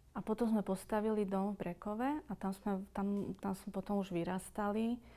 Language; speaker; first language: Slovak; native; Slovak